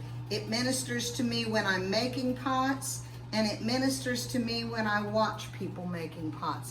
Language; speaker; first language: English; native; English